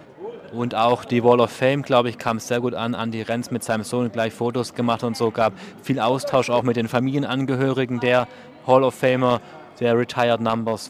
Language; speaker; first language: German; native; German